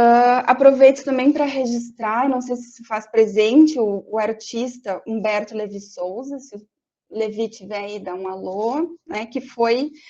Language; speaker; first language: Portuguese; native; Portuguese